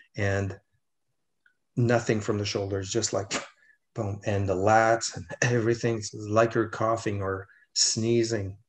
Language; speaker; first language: English; non-native, fluent; French